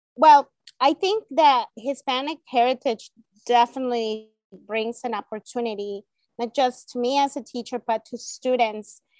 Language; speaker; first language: English; non-native, fluent; Spanish